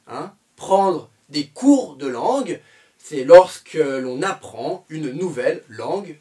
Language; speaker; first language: French; native; French